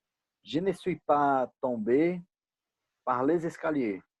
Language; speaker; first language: French; non-native, learner; Portuguese